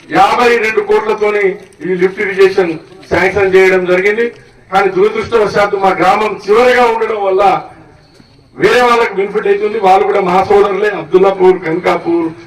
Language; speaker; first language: Telugu; native; Telugu